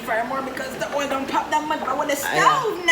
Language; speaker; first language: English; native; English